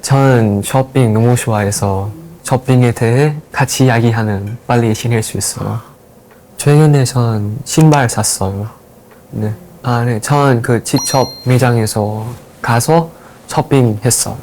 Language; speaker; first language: Korean; non-native, learner; Thai